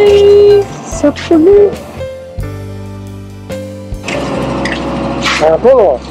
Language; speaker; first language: Japanese; native; Japanese